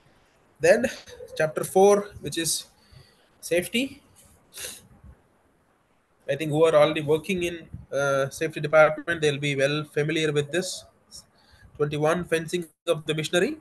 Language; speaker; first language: English; non-native, local second language; Telugu